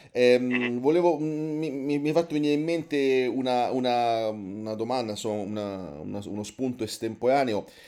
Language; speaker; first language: Italian; native; Italian